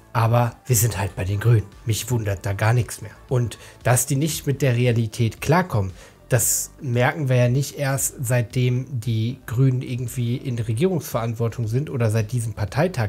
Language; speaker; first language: German; native; German